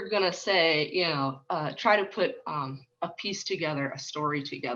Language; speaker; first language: English; native; English